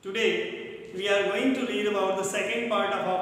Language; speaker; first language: English; non-native, local second language; Hindi